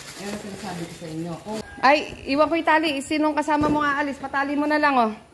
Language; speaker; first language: Filipino; native; Filipino